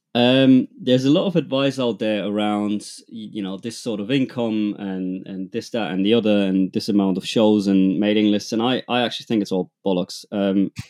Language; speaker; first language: English; non-native, fluent; German